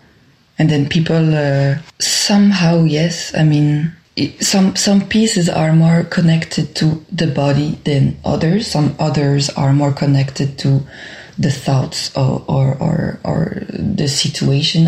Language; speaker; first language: English; non-native, fluent; French